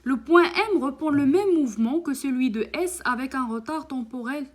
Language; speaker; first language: French; non-native, local second language; Arabic